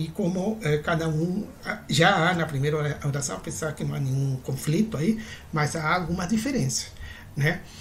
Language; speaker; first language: Portuguese; non-native, fluent; Spanish